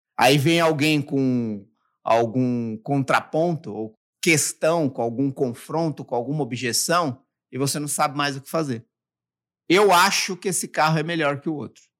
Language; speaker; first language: Portuguese; native; Portuguese